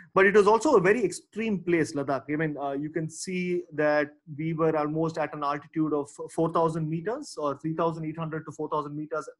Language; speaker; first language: English; non-native, local second language; Tamil